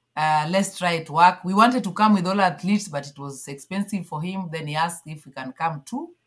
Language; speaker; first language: English; non-native, local second language; Luo (Kenya and Tanzania)